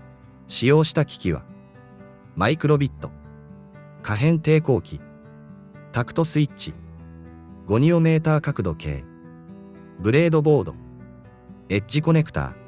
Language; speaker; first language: Japanese; native; Japanese